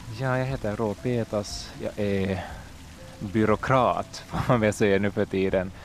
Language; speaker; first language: Swedish; native; Swedish